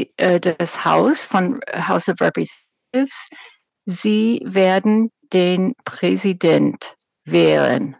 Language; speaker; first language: German; non-native, fluent; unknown